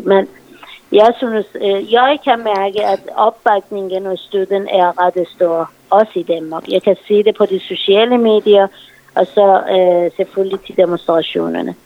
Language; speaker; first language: Danish; non-native, fluent; Persian